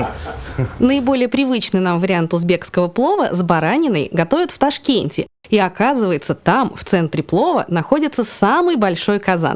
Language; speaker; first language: Russian; native; Russian